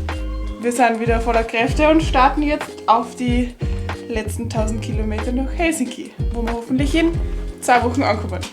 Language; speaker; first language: German; native; German